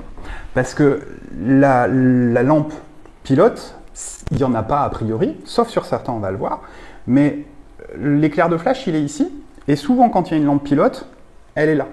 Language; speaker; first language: French; native; French